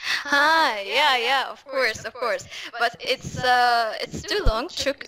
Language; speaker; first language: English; non-native, fluent; Arabic